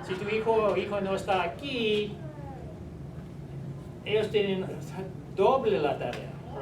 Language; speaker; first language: Spanish; non-native, learner; English